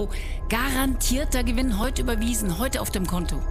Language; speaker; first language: German; native; German